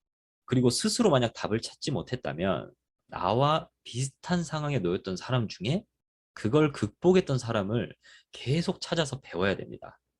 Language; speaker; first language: Korean; native; Korean